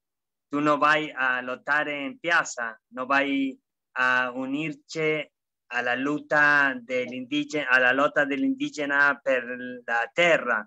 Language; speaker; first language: Italian; non-native, fluent; Spanish